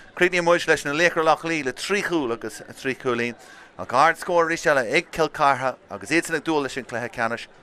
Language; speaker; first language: Irish; native; Irish